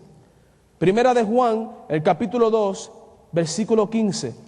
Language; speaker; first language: Spanish; native; Spanish